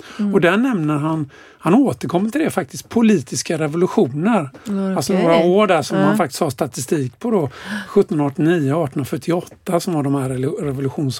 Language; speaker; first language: Swedish; native; Swedish